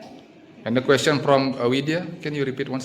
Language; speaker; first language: English; non-native, fluent; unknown